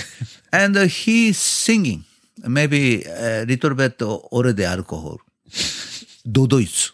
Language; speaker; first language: English; non-native, learner; Japanese